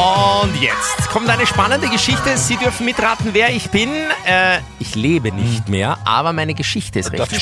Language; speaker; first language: German; native; German